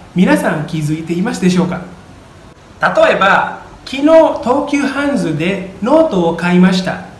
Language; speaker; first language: Japanese; non-native, fluent; Indonesian